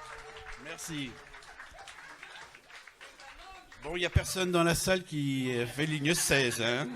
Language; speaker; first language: French; native; French